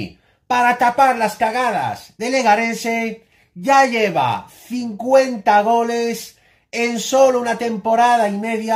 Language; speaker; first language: Spanish; native; Spanish